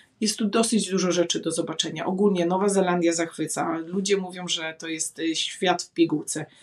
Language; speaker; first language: Polish; native; Polish